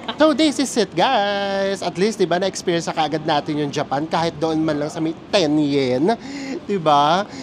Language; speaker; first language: Filipino; native; Filipino